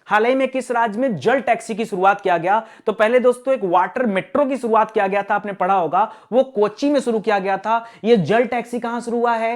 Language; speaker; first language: Hindi; native; Hindi